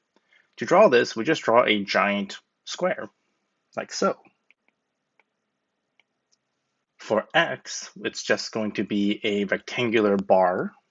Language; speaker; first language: English; native; English